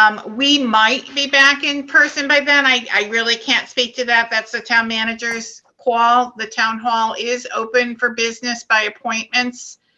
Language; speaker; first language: English; native; English